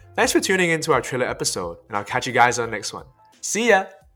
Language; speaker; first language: English; non-native, local second language; Cantonese